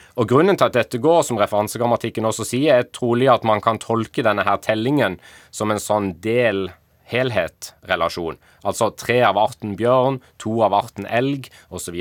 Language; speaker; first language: Norwegian; native; Norwegian